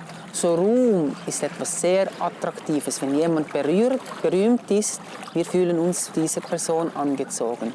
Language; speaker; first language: German; non-native, fluent; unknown